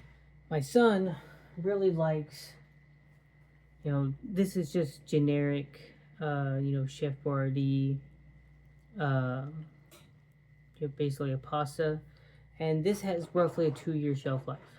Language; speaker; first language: English; native; English